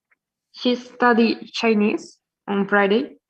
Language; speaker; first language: English; non-native, learner; Spanish